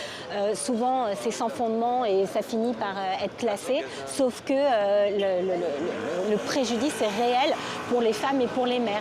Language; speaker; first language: French; native; French